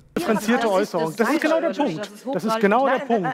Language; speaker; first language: German; native; German